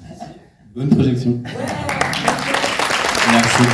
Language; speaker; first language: French; non-native, fluent; Chechen